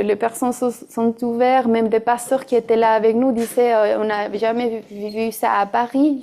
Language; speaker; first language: French; non-native, fluent; Spanish